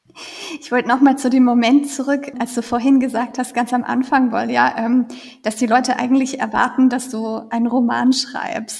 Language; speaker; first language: German; native; German